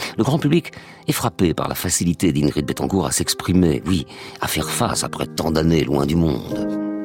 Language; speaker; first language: French; native; French